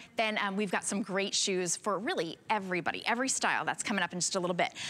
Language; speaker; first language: English; native; English